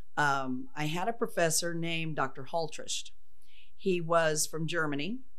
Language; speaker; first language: English; native; English